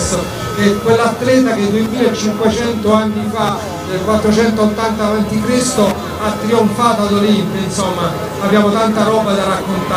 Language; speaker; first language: Italian; native; Italian